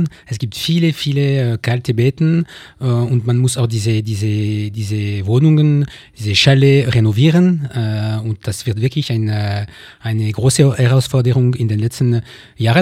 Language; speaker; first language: German; non-native, local second language; French